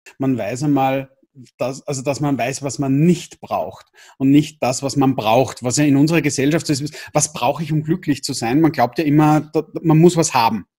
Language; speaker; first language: German; native; German